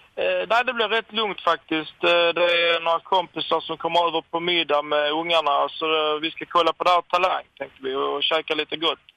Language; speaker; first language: Swedish; native; Swedish